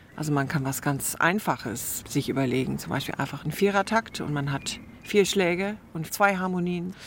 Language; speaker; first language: German; early bilingual, other home language; English